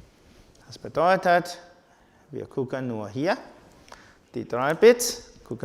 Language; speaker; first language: German; non-native, learner; Chinese